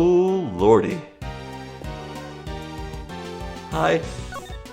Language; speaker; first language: English; native; English